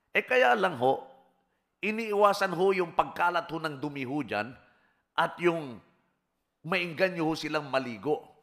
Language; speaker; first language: Filipino; native; Filipino